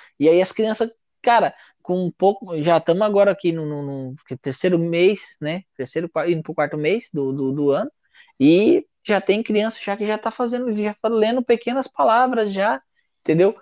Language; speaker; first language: Portuguese; native; Portuguese